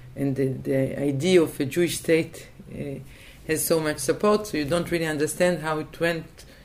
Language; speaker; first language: English; non-native, fluent; Hebrew